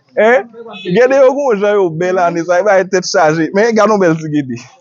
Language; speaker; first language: Haitian Creole; native; Haitian Creole